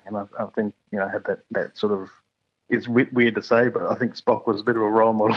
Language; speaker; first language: English; native; English